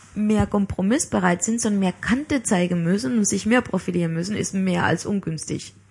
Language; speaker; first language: German; non-native, fluent; Spanish